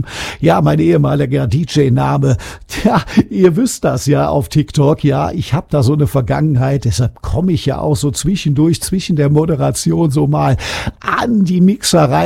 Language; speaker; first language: German; native; German